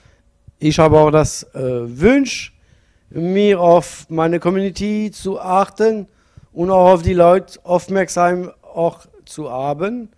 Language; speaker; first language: German; non-native, learner; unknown